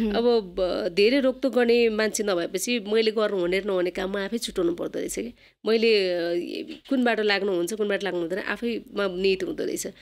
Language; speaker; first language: Nepali; non-native, local second language; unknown